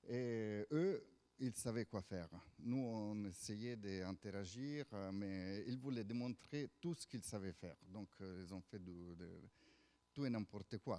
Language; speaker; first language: French; non-native, fluent; Italian